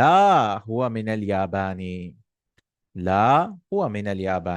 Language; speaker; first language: Arabic; non-native, fluent; Urdu